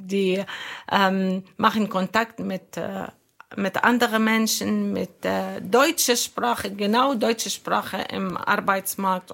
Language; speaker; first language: German; non-native, learner; Arabic